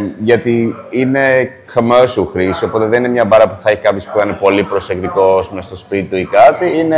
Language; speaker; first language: Greek; early bilingual, heritage; Greek